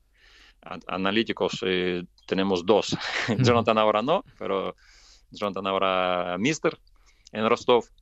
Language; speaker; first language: Spanish; non-native, fluent; Russian